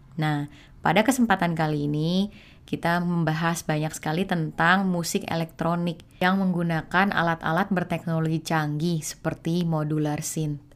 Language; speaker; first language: Indonesian; native; Indonesian